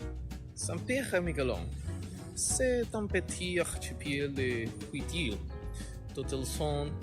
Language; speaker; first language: French; non-native, learner; Spanish